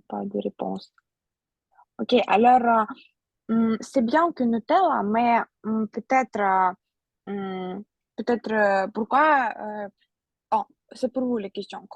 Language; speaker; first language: French; non-native, fluent; Russian